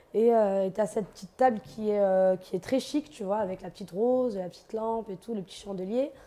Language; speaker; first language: French; native; French